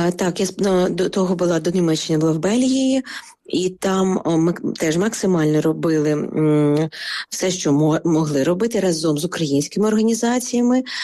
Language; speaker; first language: Ukrainian; non-native, local second language; Crimean Tatar